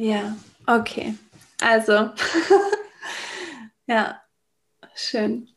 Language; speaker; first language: German; native; German